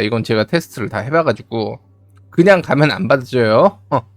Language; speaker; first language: Korean; native; Korean